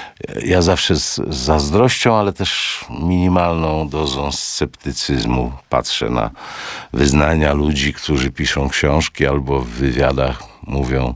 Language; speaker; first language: Polish; native; Polish